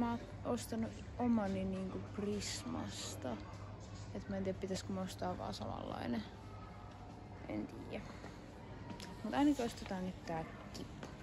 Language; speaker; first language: Finnish; native; Finnish